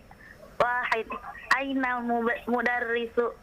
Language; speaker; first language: Arabic; non-native, learner; Indonesian